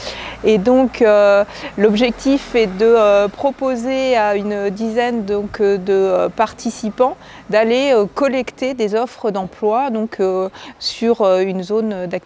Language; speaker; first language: French; native; French